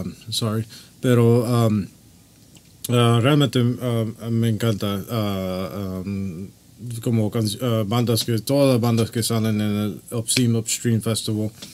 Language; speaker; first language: Spanish; non-native, learner; English